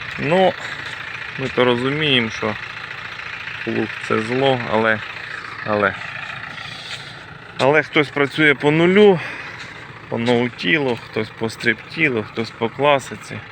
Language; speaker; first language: Ukrainian; native; Ukrainian